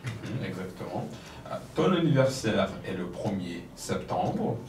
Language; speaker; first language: French; non-native, fluent; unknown